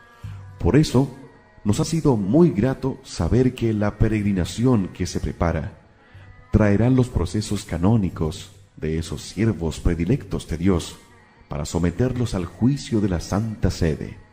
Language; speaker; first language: Spanish; native; Spanish